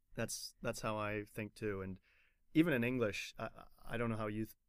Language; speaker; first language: English; native; English